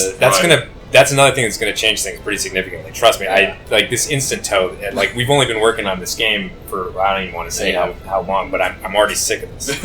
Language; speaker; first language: English; native; English